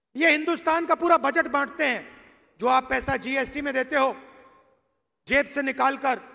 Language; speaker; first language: Hindi; native; Hindi